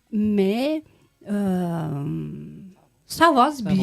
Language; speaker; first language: French; non-native, learner; Romanian